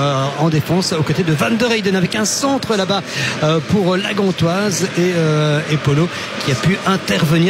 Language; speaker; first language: French; native; French